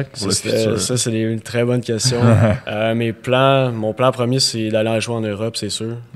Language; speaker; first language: French; native; French